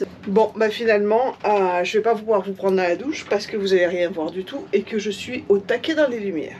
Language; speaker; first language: French; native; French